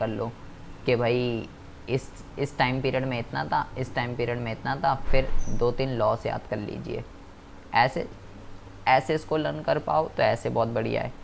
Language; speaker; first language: Hindi; native; Hindi